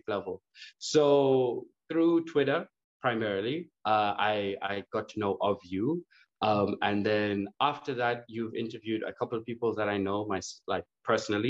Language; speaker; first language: English; native; English